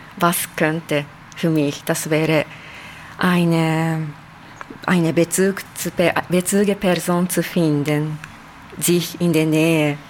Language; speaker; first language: German; non-native, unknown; Japanese